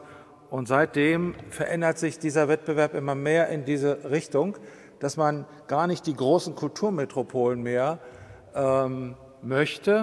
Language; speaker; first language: German; native; German